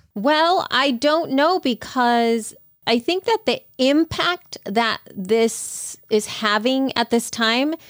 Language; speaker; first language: English; early bilingual, other home language; Spanish